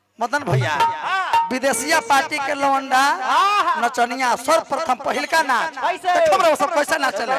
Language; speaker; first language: Bhojpuri; non-native, local second language; Magahi